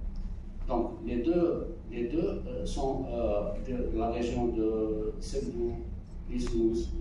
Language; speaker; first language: French; non-native, local second language; Arabic